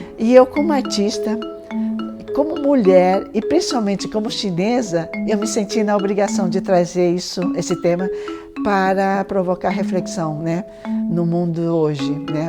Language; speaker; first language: Portuguese; early bilingual, other home language; Chinese